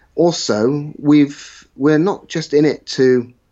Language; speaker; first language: English; native; English